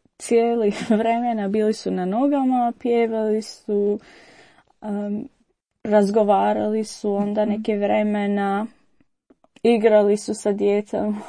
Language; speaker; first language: Croatian; non-native, learner; Arabic